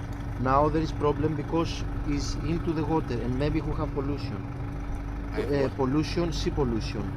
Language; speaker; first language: English; non-native, learner; Greek